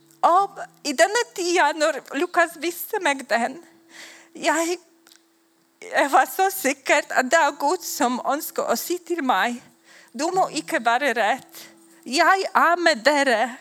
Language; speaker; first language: Swedish; non-native, learner; Polish